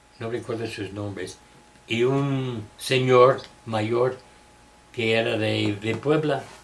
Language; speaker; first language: Spanish; non-native, fluent; English